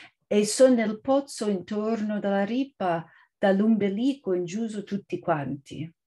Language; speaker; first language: Italian; non-native, fluent; English